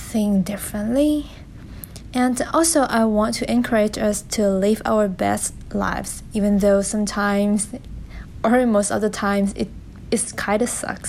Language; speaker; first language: English; non-native, fluent; Thai